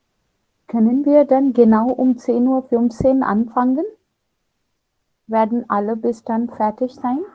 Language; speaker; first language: German; non-native, fluent; Hindi